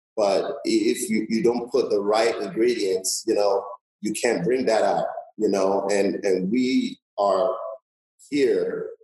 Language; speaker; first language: English; non-native, local second language; Yoruba